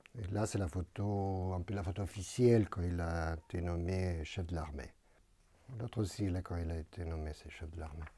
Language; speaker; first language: French; non-native, fluent; Spanish